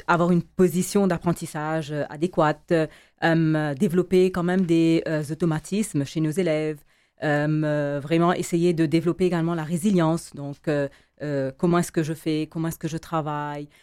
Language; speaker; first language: French; native; French